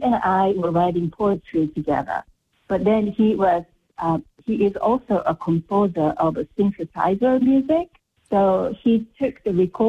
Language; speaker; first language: English; non-native, fluent; Japanese